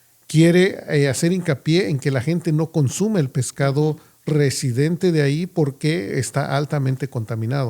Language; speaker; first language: Spanish; native; Spanish